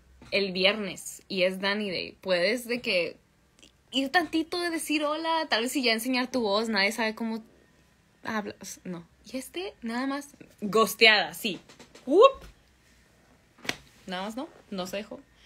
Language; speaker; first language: Spanish; native; Spanish